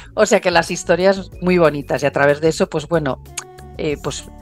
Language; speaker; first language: Spanish; native; Spanish